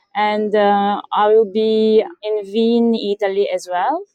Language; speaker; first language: English; non-native, fluent; Russian